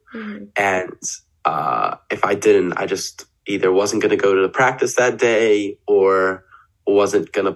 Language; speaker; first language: English; native; English